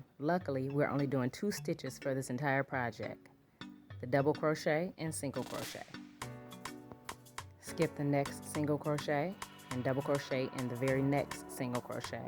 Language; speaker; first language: English; native; English